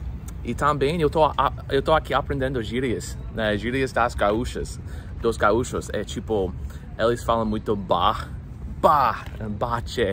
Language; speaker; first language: Portuguese; non-native, fluent; English